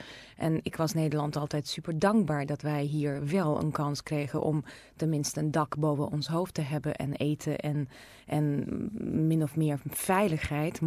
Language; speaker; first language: Dutch; non-native, fluent; Russian